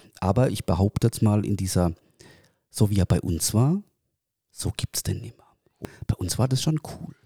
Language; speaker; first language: German; native; German